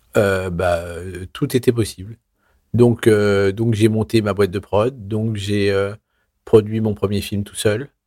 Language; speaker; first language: French; native; French